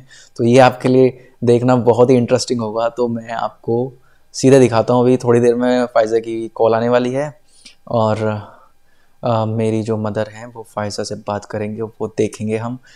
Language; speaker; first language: Hindi; native; Hindi